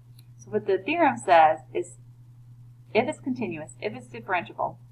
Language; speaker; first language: English; native; English